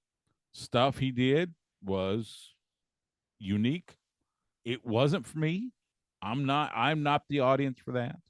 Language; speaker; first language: English; native; English